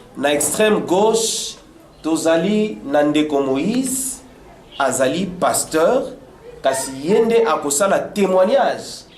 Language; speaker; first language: Lingala; native; Lingala